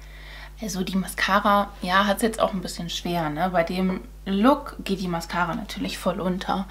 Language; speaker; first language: German; native; German